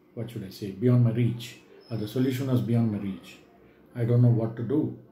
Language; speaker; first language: English; non-native, local second language; Tamil